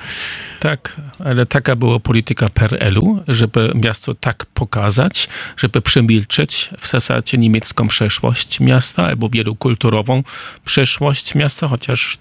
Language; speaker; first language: Polish; non-native, fluent; German